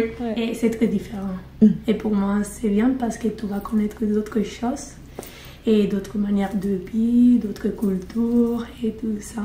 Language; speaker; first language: French; non-native, learner; Spanish